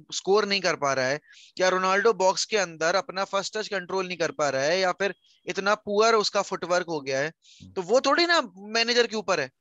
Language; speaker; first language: Hindi; native; Hindi